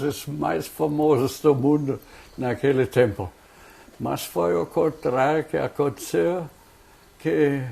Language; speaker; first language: Portuguese; non-native, fluent; German